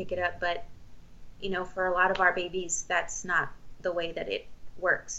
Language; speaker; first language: English; early bilingual, other home language; Spanish